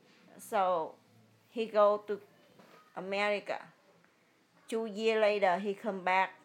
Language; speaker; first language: English; early bilingual, other home language; Vietnamese